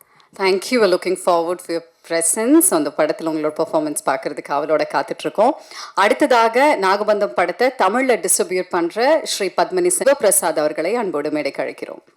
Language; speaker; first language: Tamil; native; Tamil